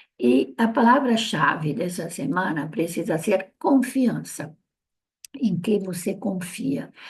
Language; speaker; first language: Portuguese; early bilingual, other home language; Italian